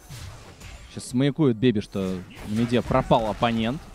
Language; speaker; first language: Russian; native; Russian